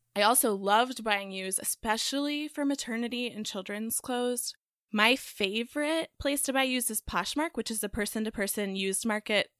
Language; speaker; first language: English; native; English